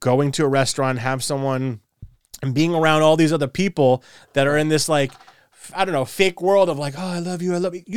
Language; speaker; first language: English; native; English